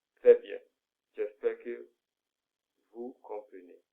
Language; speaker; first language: French; non-native, fluent; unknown